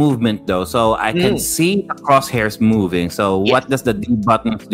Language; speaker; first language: English; non-native, local second language; Filipino